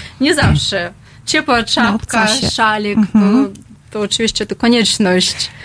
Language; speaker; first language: Polish; non-native, learner; Russian